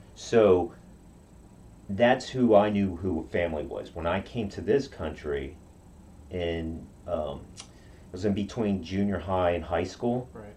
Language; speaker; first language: English; non-native, fluent; Japanese